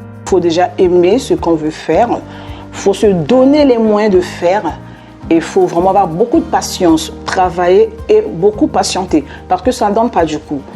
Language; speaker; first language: French; non-native, local second language; Lingala